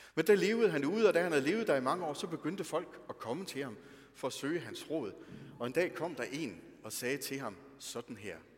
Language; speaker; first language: Danish; native; Danish